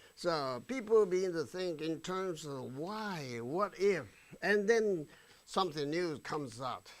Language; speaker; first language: English; non-native, fluent; Japanese